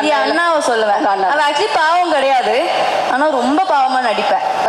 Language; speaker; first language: Tamil; non-native, local second language; Malayalam